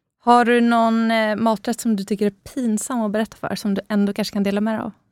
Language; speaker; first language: Swedish; native; Swedish